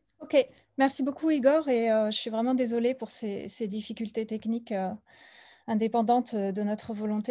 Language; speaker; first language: French; native; French